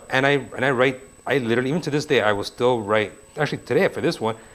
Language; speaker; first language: English; native; English